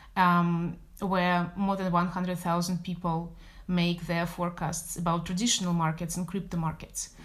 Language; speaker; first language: English; non-native, fluent; Russian